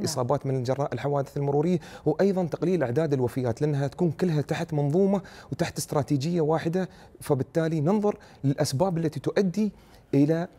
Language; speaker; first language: Arabic; native; Arabic